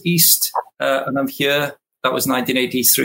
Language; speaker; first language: English; native; English